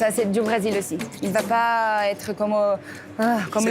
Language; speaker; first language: French; non-native, learner; Portuguese